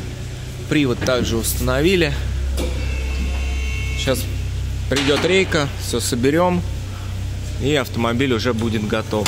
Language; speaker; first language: Russian; native; Russian